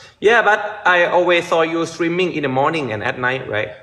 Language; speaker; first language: English; non-native, learner; Thai